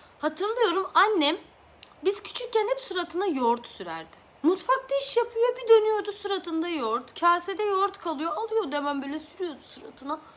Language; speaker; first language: Turkish; early bilingual, other home language; Azerbaijani